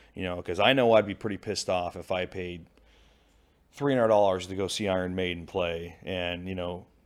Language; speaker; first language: English; native; English